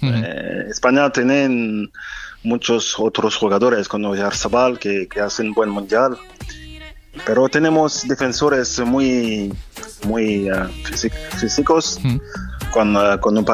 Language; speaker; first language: Spanish; non-native, fluent; French